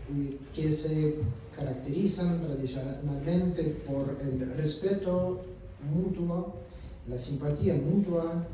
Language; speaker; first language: Spanish; non-native, fluent; Russian